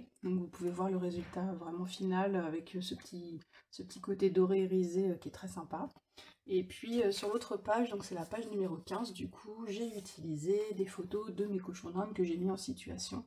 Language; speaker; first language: French; native; French